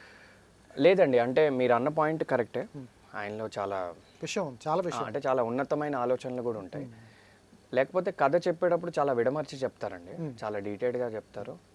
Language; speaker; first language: Telugu; native; Telugu